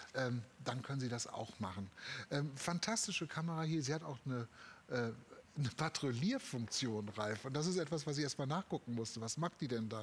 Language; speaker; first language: German; native; German